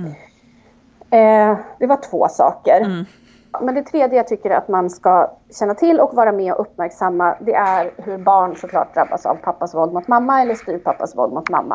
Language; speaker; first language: Swedish; native; Swedish